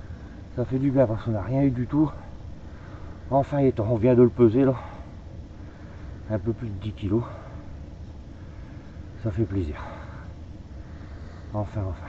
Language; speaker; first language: French; native; French